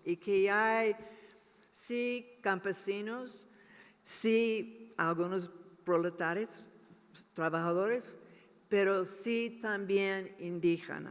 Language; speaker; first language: Spanish; non-native, learner; English